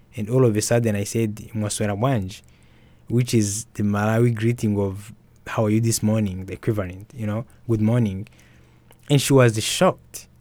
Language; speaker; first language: English; early bilingual, other home language; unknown